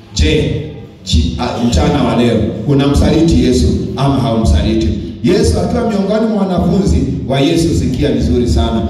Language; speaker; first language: Swahili; non-native, local second language; Kalenjin